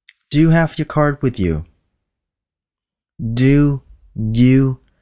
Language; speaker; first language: English; non-native, fluent; Vietnamese